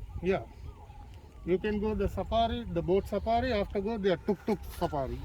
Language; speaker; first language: English; non-native, learner; Sinhala